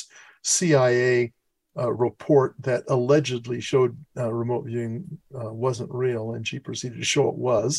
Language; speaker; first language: English; native; English